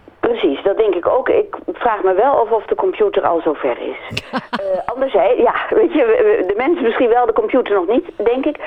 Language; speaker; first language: Dutch; native; Dutch